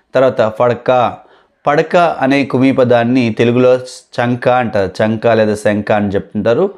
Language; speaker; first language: Telugu; non-native, local second language; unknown